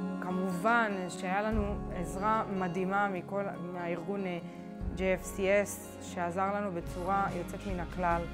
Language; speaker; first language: Hebrew; native; Hebrew